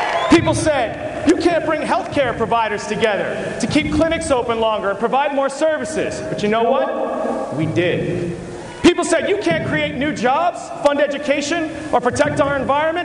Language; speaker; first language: English; native; English